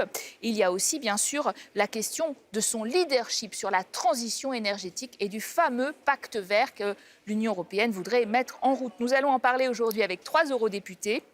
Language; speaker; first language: French; native; French